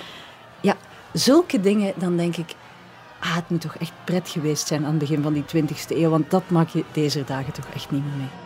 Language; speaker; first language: Dutch; native; Dutch